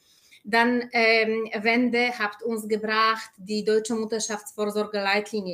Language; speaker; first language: German; non-native, fluent; Polish